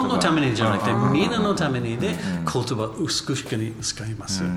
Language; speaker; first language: Japanese; non-native, learner; English